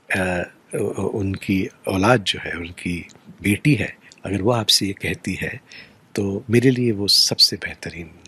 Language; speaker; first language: Hindi; native; Hindi